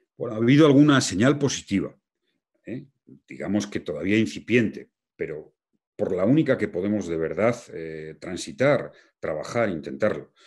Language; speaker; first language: Spanish; native; Spanish